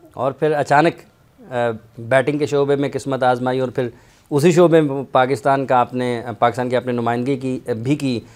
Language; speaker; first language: Urdu; non-native, local second language; Punjabi